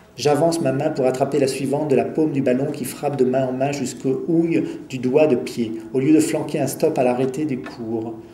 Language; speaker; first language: French; native; French